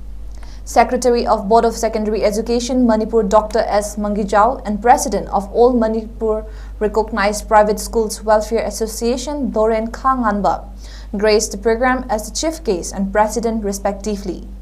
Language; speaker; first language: English; non-native, local second language; Manipuri